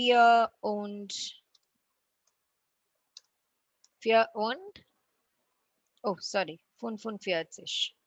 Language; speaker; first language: German; non-native, learner; Tamil